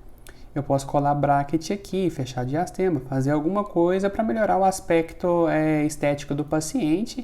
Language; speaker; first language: Portuguese; native; Portuguese